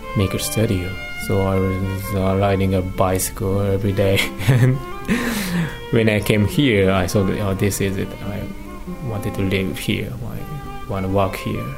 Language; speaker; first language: English; non-native, learner; Japanese